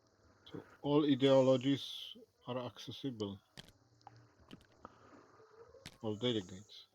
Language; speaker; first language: English; non-native, learner; Polish